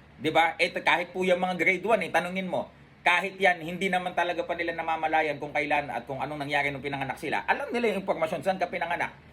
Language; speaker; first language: Filipino; native; Filipino